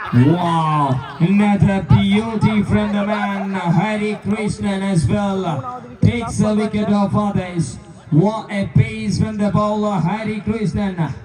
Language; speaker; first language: English; non-native, local second language; Malayalam